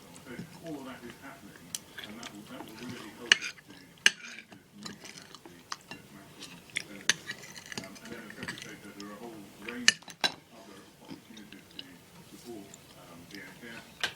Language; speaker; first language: English; native; English